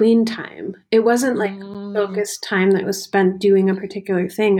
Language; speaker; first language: English; native; English